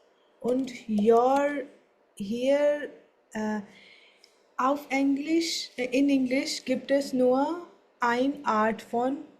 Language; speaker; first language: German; non-native, fluent; Hindi